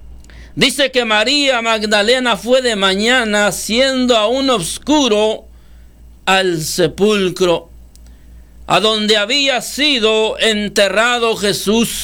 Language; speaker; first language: Spanish; native; Spanish